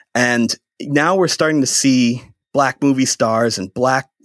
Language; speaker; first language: English; native; English